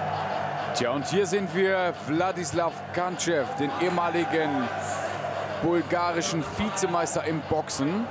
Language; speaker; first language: German; native; German